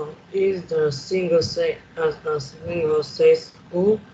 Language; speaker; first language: English; non-native, learner; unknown